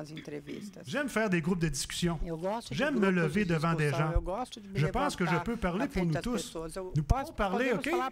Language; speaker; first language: French; native; French